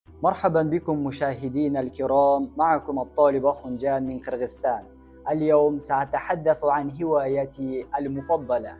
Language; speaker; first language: Arabic; non-native, learner; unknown